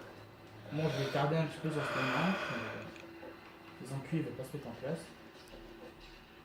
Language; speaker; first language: French; native; French